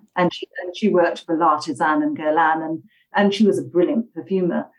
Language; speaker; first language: English; native; English